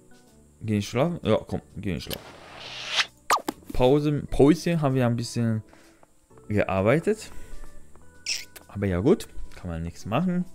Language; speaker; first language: German; non-native, learner; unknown